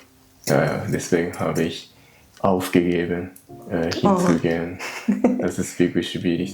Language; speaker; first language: German; non-native, learner; Japanese